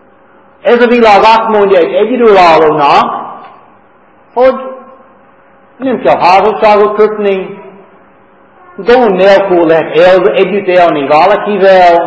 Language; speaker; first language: Hungarian; non-native, fluent; English